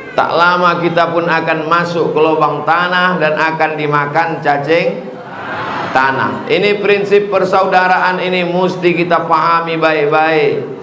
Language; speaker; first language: Indonesian; native; Indonesian